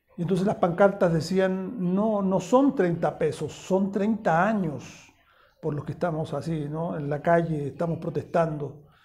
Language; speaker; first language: Spanish; native; Spanish